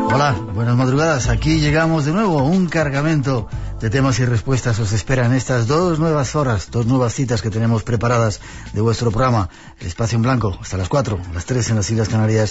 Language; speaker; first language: Spanish; native; Spanish